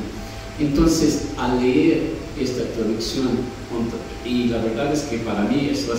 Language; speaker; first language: Spanish; non-native, fluent; English